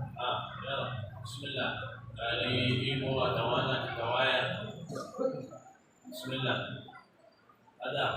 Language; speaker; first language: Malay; non-native, learner; Arabic